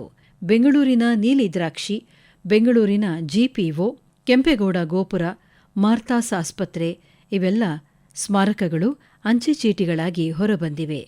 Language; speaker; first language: Kannada; native; Kannada